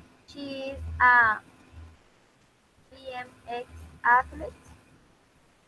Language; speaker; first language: English; non-native, learner; Spanish